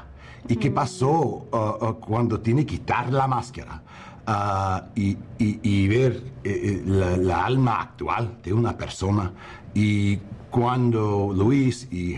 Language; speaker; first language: Spanish; non-native, learner; English